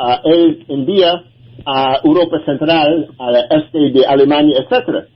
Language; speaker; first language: Spanish; non-native, learner; English